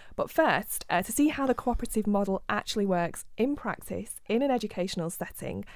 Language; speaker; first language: English; native; English